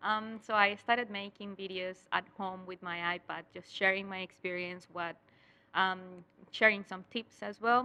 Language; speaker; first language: English; non-native, fluent; Spanish